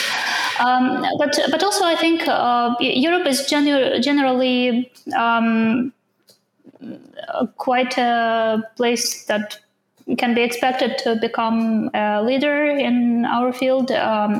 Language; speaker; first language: English; non-native, fluent; Ukrainian